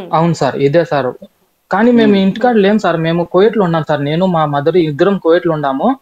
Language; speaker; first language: Telugu; native; Telugu